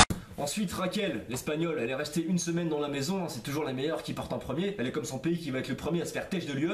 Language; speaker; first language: French; native; French